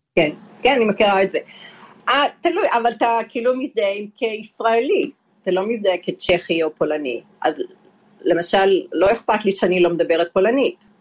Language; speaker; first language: Hebrew; early bilingual, other home language; Polish